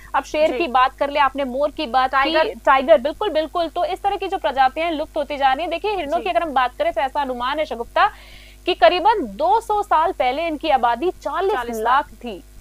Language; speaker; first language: Hindi; native; Hindi